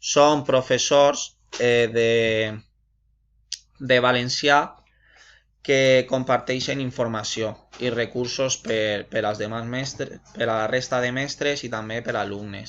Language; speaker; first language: Catalan; non-native, local second language; Spanish